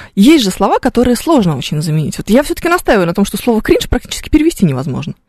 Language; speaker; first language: Russian; native; Russian